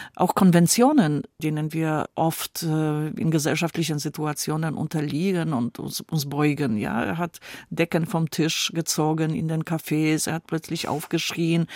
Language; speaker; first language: German; non-native, fluent; Polish